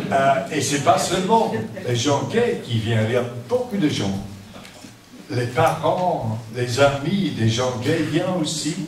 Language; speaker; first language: French; non-native, fluent; English